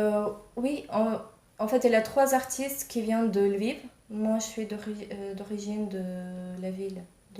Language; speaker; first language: French; non-native, fluent; Ukrainian